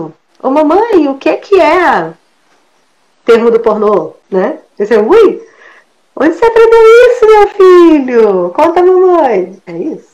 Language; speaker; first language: Portuguese; native; Portuguese